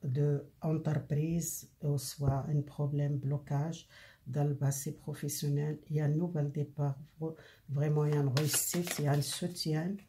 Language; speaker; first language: French; non-native, learner; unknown